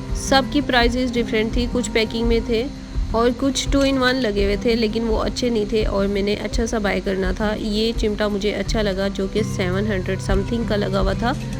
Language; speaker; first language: Urdu; non-native, local second language; Pahari-Potwari